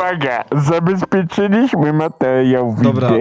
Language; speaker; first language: Polish; native; Polish